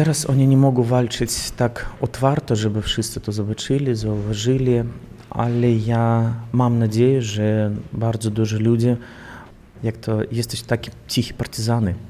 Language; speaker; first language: Polish; non-native, learner; Belarusian